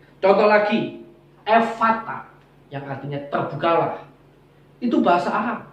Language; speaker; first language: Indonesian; non-native, local second language; Javanese